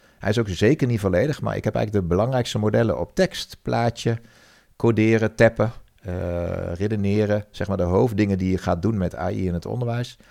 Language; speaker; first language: Dutch; native; Dutch